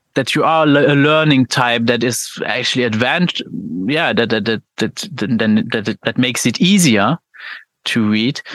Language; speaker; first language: English; non-native, fluent; Luxembourgish